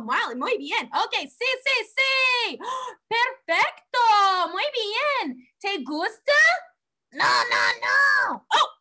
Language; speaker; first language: Spanish; non-native, fluent; English